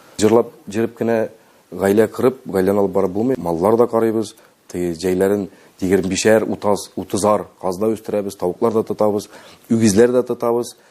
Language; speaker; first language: Tatar; native; Tatar